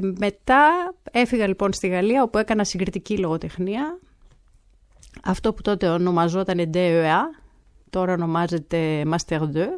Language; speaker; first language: Greek; native; Greek